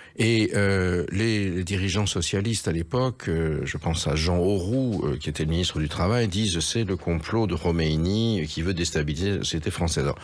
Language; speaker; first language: French; native; French